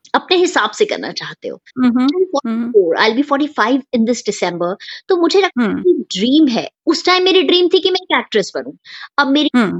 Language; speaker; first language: Hindi; native; Hindi